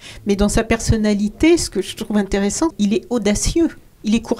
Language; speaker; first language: French; native; French